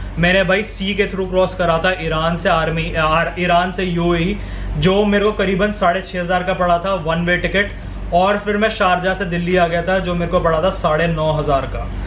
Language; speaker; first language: Hindi; native; Hindi